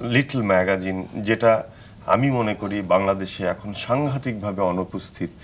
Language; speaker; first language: Bangla; native; Bangla